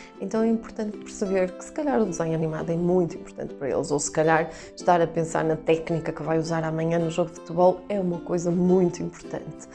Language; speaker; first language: Portuguese; native; Portuguese